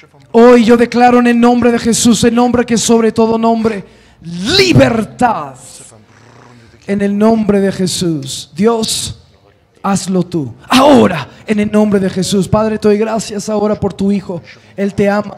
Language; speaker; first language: Spanish; early bilingual, other home language; English